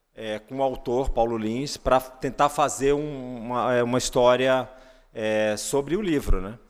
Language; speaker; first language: Portuguese; native; Portuguese